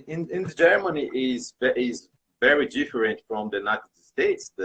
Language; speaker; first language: English; non-native, learner; Portuguese